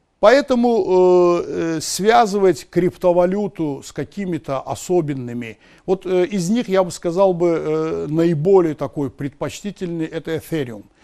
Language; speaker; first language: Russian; non-native, local second language; Azerbaijani